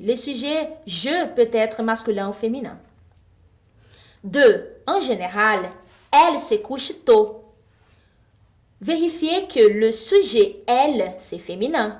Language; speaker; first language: French; non-native, fluent; Portuguese